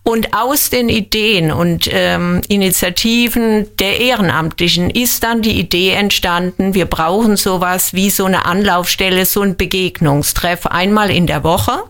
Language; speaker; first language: German; native; German